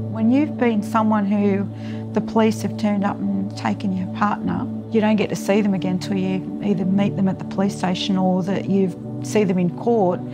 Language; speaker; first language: English; native; English